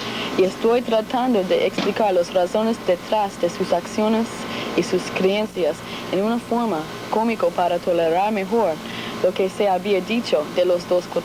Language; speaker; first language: Spanish; non-native, learner; English